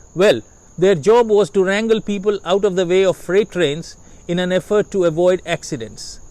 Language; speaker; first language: English; non-native, local second language; Hindi